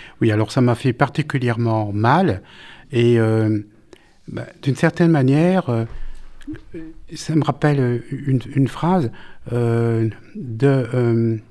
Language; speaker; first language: French; native; French